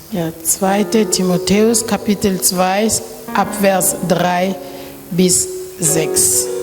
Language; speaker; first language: German; non-native, learner; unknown